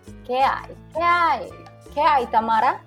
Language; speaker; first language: Spanish; native; Spanish